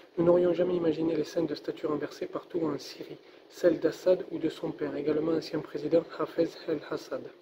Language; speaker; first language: French; native; French